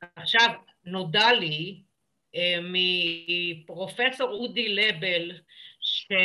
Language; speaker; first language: Hebrew; native; Hebrew